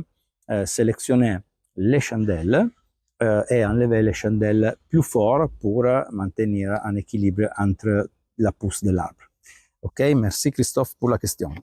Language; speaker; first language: French; non-native, fluent; Italian